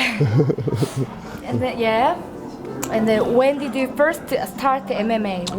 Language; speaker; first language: English; non-native, learner; Korean